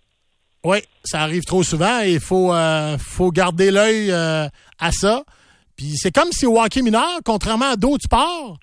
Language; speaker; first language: French; native; French